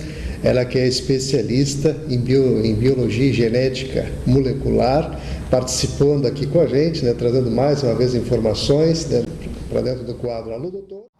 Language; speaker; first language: Portuguese; native; Portuguese